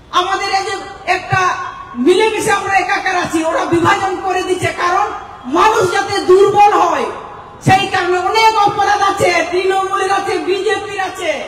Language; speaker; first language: Bangla; non-native, local second language; Santali